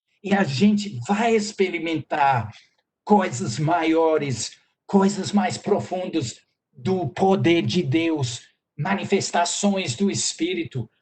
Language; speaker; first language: Portuguese; non-native, fluent; English